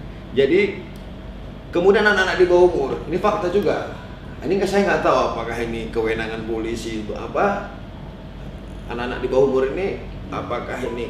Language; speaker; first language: Indonesian; native; Indonesian